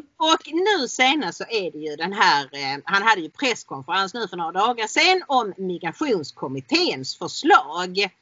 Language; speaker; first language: Swedish; native; Swedish